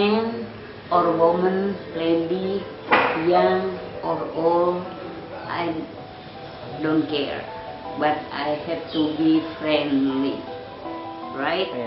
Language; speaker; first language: English; non-native, learner; Indonesian